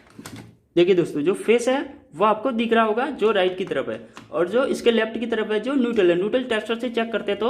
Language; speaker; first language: Hindi; native; Hindi